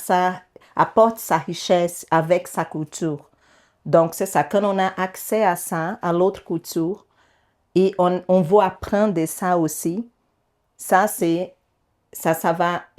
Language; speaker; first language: French; non-native, learner; Portuguese